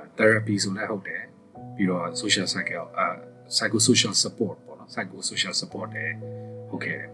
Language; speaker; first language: Burmese; native; Burmese